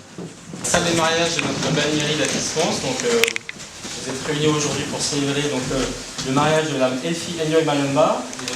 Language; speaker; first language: French; native; French